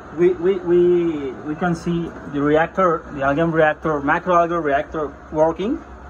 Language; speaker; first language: English; non-native, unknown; Spanish